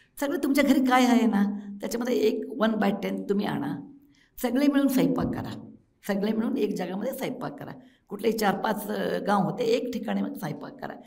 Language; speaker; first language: Marathi; non-native, local second language; Kannada